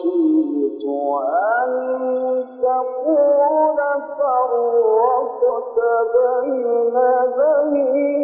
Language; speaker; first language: Arabic; native; Arabic